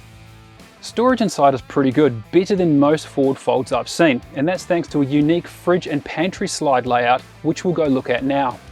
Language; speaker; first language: English; native; English